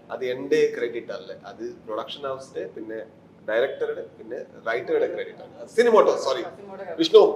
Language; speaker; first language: Malayalam; non-native, learner; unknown